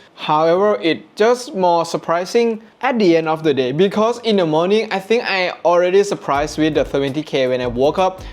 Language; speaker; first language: English; non-native, fluent; Thai